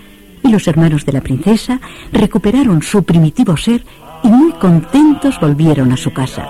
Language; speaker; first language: Spanish; native; Spanish